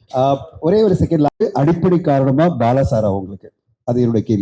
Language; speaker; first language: Tamil; native; Tamil